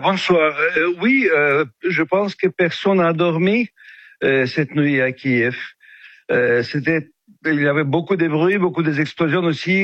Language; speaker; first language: French; non-native, fluent; Ukrainian